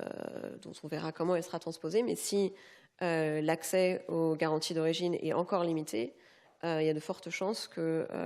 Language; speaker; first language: French; native; French